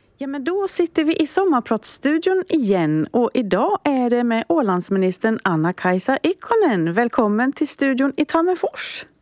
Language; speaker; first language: Swedish; native; Swedish